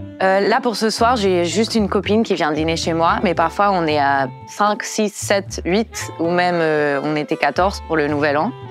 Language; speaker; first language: French; non-native, fluent; Portuguese